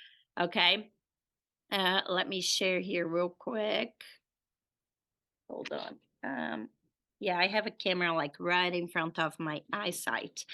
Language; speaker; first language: English; non-native, fluent; Portuguese